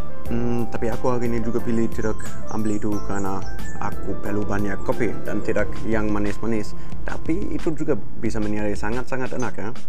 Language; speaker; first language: Indonesian; non-native, fluent; German